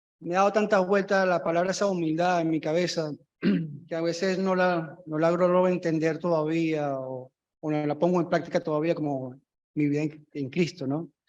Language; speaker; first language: Spanish; native; Spanish